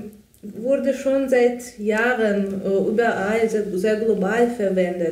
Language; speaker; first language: German; non-native, fluent; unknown